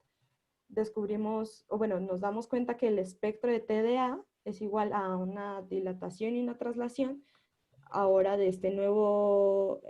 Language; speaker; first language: Spanish; native; Spanish